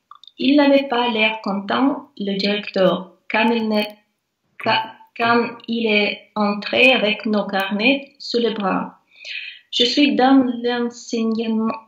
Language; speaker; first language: French; non-native, learner; Russian